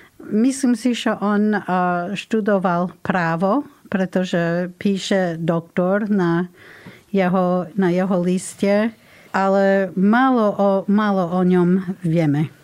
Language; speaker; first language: Slovak; non-native, fluent; English